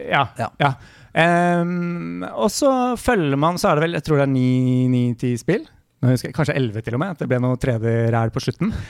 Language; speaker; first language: Norwegian; native; Norwegian